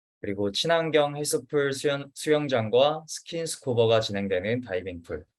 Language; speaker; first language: Korean; native; Korean